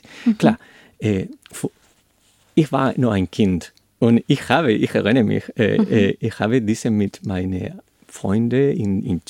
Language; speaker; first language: German; non-native, learner; Spanish